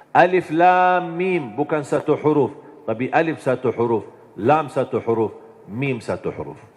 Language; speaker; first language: Indonesian; non-native, fluent; Arabic